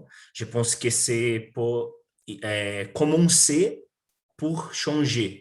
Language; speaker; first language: French; non-native, learner; Portuguese